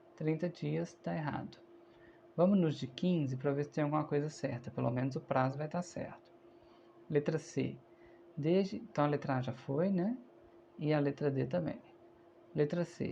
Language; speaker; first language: Portuguese; native; Portuguese